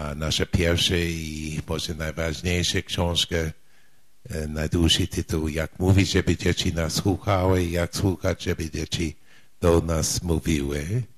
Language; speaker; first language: Polish; non-native, learner; English